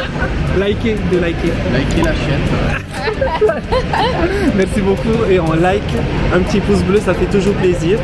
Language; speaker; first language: French; native; French